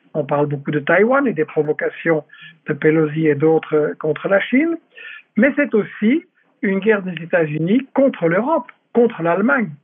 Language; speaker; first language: French; native; French